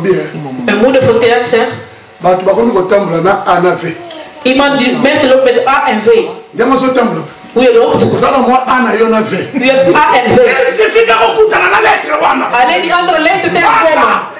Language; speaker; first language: Dutch; non-native, learner; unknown